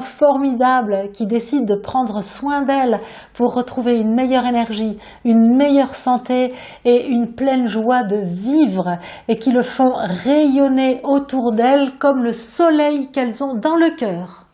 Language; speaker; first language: French; native; French